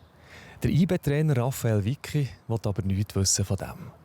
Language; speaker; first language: German; native; German